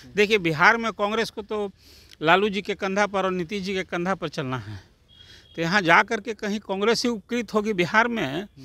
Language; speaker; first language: Hindi; native; Hindi